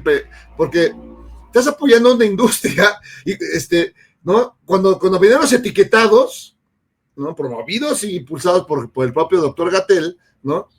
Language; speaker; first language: Spanish; native; Spanish